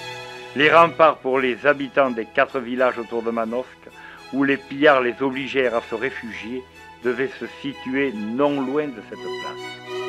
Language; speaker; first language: French; native; French